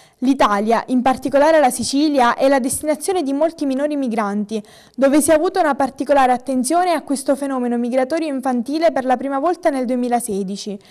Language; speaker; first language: Italian; native; Italian